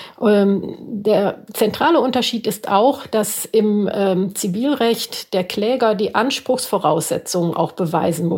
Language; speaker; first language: German; native; German